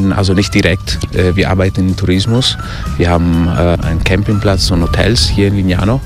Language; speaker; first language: German; early bilingual, heritage; German